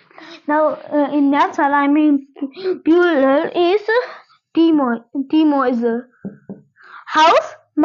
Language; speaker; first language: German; non-native, learner; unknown